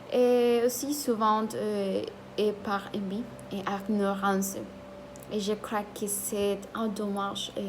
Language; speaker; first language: French; non-native, learner; Spanish